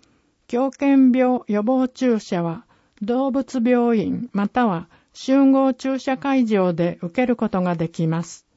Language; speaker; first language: Japanese; native; Japanese